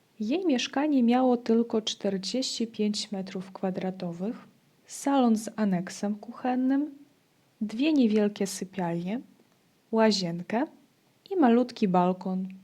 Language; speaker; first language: Polish; non-native, fluent; Ukrainian